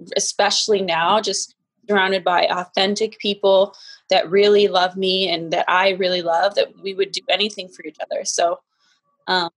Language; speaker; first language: English; native; English